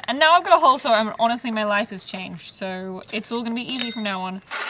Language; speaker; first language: English; native; English